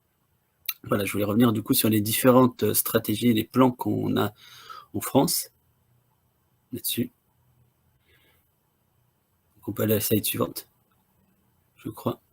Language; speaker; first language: French; native; French